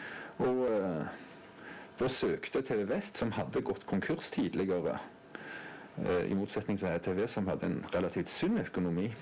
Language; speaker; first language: Norwegian; native; Norwegian